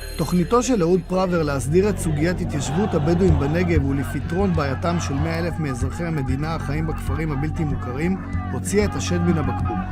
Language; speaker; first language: Hebrew; native; Hebrew